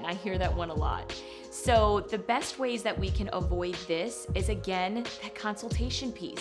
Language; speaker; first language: English; native; English